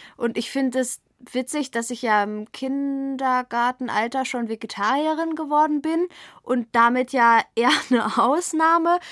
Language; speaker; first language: German; native; German